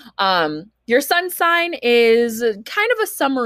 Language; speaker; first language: English; early bilingual, other home language; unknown